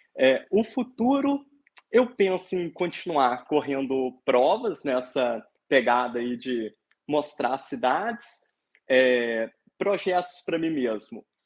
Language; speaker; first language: Portuguese; native; Portuguese